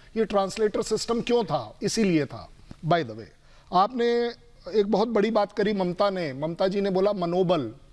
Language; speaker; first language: Hindi; native; Hindi